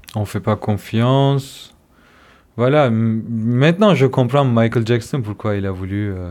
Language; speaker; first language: French; non-native, fluent; Kurdish